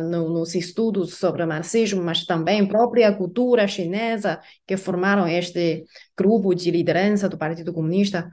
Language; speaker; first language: Portuguese; non-native, fluent; Chinese